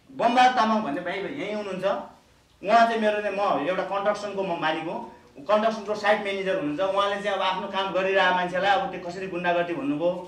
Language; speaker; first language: Nepali; native; Nepali